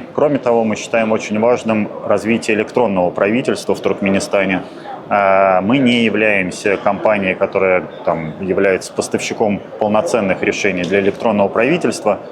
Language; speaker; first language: Russian; native; Russian